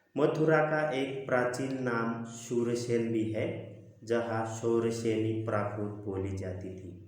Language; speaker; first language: Hindi; non-native, local second language; Marathi